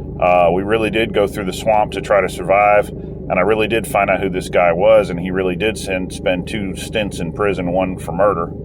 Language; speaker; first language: English; native; English